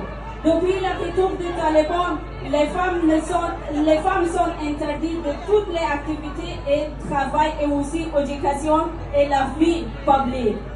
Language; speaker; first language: French; non-native, fluent; Persian